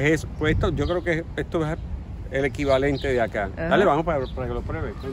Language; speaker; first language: Spanish; native; Spanish